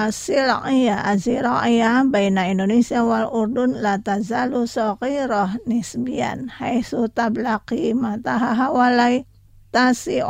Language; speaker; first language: Arabic; non-native, fluent; Indonesian